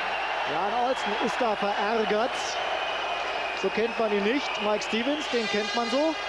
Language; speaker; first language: German; native; German